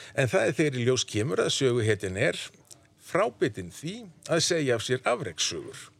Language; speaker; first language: Icelandic; native; Icelandic